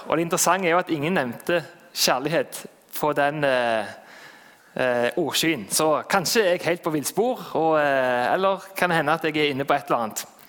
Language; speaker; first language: Norwegian; native; Norwegian